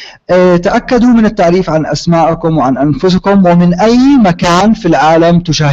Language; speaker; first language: Arabic; native; Arabic